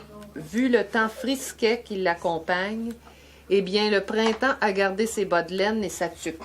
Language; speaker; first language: French; native; French